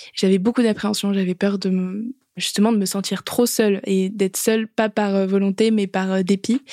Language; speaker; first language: French; native; French